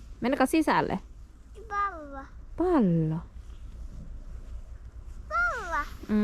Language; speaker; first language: Finnish; non-native, learner; Thai